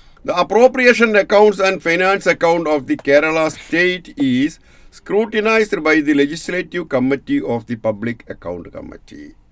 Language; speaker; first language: English; non-native, local second language; Malayalam